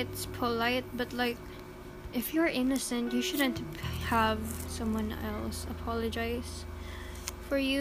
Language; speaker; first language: English; non-native, local second language; Filipino